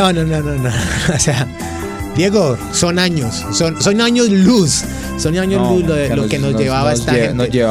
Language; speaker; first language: Spanish; native; Spanish